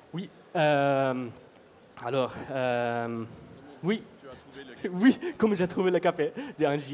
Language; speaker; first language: French; non-native, fluent; Norwegian